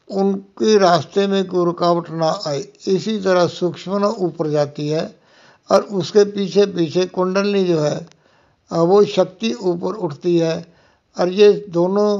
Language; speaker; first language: Hindi; non-native, local second language; Punjabi